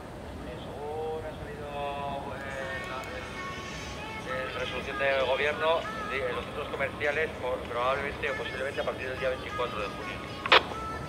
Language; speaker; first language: Spanish; native; Spanish